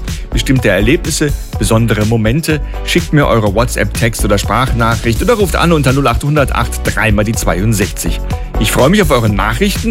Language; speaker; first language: German; native; German